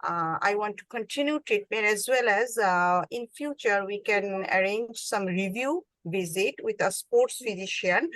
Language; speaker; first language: English; non-native, learner; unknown